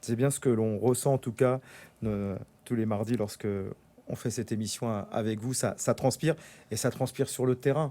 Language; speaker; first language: French; native; French